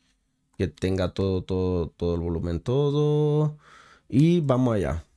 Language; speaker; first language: Spanish; native; Spanish